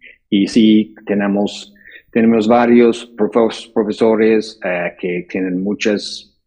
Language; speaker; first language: Spanish; non-native, fluent; English